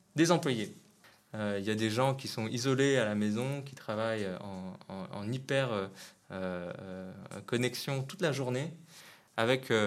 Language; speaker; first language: French; non-native, fluent; Vietnamese